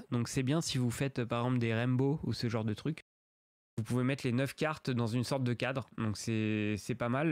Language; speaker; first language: French; native; French